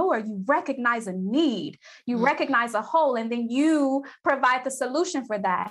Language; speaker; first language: English; native; English